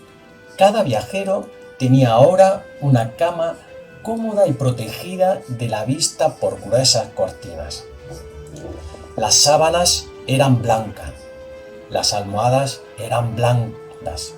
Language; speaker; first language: Spanish; native; Spanish